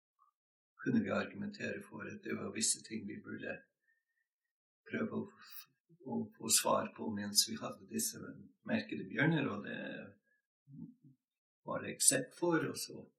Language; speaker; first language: Norwegian; non-native, fluent; English